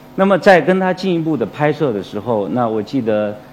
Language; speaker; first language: Chinese; native; Chinese